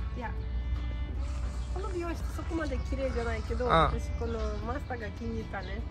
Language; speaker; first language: Japanese; non-native, fluent; Russian